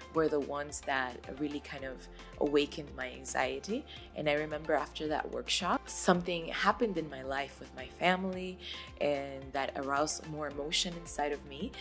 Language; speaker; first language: English; native; English